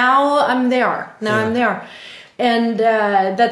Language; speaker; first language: English; non-native, fluent; German